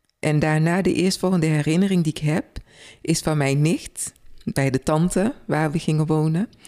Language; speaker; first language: Dutch; early bilingual, other home language; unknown